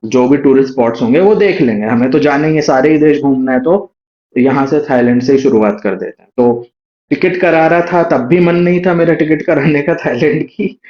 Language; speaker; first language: Hindi; native; Hindi